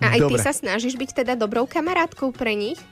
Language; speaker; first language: Slovak; native; Slovak